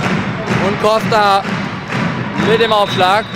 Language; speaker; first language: German; native; German